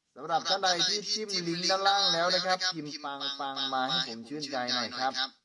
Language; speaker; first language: Thai; native; Thai